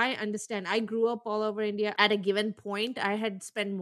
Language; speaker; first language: English; non-native, local second language; Tamil